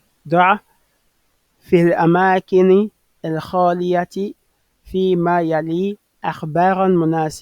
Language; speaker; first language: Arabic; non-native, fluent; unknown